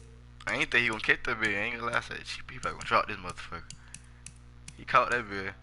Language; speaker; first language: English; native; English